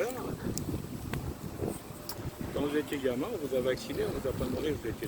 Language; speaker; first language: French; native; French